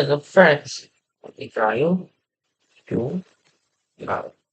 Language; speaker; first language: Russian; non-native, learner; English